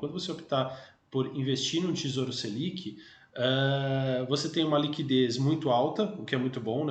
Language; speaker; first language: Portuguese; native; Portuguese